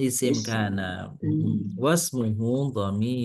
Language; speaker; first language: Arabic; non-native, fluent; Indonesian